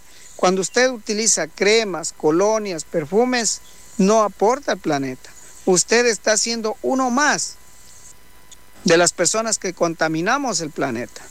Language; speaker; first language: Spanish; native; Spanish